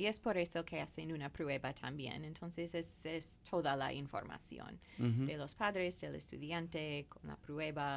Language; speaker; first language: Spanish; non-native, fluent; English